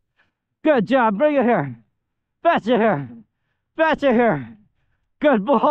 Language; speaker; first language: English; native; English